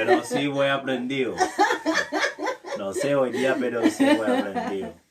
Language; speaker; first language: Spanish; non-native, learner; Haitian Creole